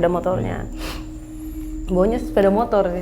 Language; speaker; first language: Indonesian; native; Indonesian